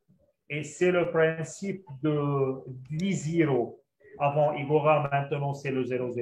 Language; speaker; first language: French; non-native, local second language; Arabic